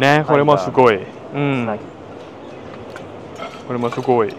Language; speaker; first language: Japanese; non-native, learner; Thai